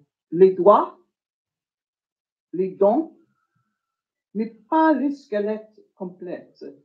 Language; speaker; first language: French; non-native, fluent; English